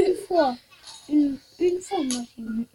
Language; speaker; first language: French; native; French